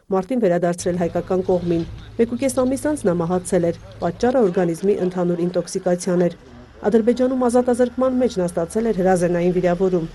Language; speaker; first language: Armenian; native; Armenian